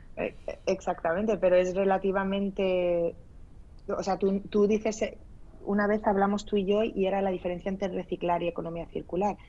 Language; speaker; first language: Spanish; early bilingual, other home language; Arabic